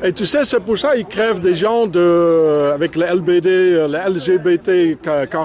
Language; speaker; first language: French; non-native, fluent; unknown